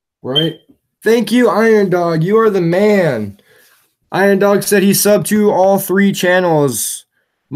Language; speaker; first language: English; native; English